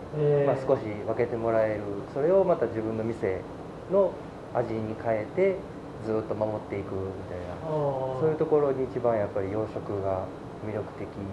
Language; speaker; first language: Japanese; native; Japanese